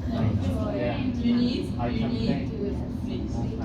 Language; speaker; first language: English; non-native, learner; Arabic